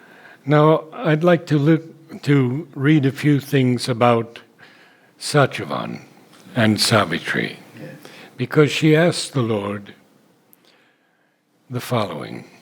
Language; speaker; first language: English; native; English